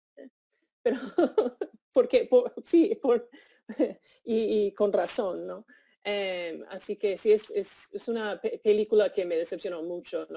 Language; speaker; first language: Spanish; non-native, fluent; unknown